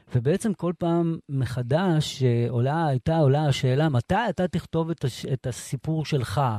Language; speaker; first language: Hebrew; native; Hebrew